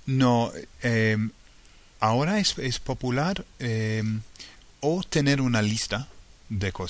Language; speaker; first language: Spanish; non-native, fluent; English